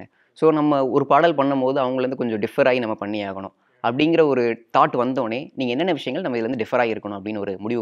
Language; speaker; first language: Tamil; native; Tamil